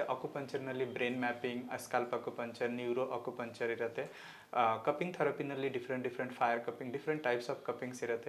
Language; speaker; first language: Kannada; non-native, local second language; Hindi